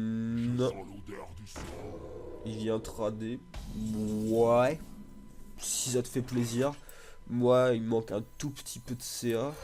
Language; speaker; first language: French; native; French